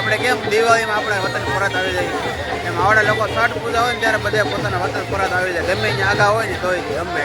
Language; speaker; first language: Gujarati; native; Gujarati